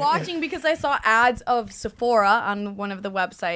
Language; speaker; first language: English; native; English